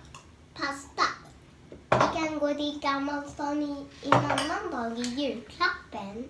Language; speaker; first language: Swedish; early bilingual, other home language; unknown